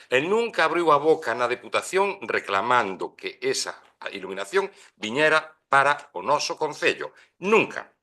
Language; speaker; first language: Spanish; non-native, local second language; Galician